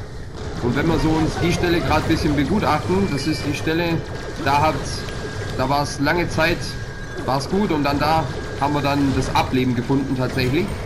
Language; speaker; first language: German; native; German